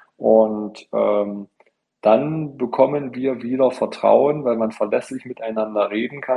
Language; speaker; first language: German; native; German